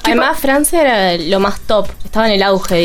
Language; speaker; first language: Spanish; native; Spanish